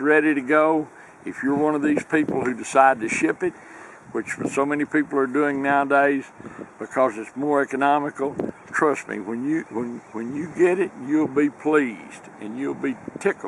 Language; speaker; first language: English; native; English